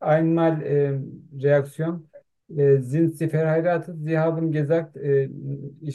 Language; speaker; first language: German; non-native, learner; Turkish